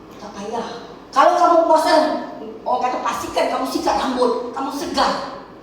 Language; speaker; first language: Malay; non-native, local second language; Chinese